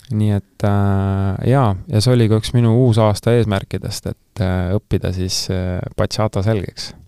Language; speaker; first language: Estonian; native; Estonian